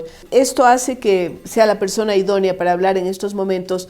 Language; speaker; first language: Spanish; native; Spanish